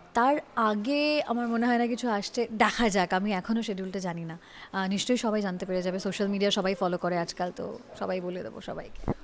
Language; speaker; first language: Bangla; native; Bangla